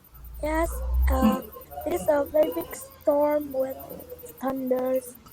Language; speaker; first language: English; non-native, learner; Vietnamese